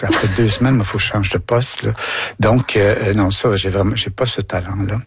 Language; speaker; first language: French; native; French